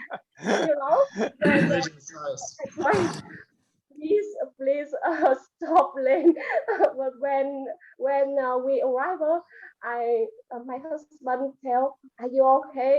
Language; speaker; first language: English; non-native, learner; Vietnamese